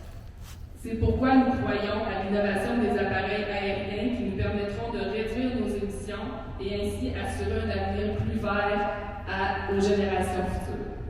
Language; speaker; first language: French; native; French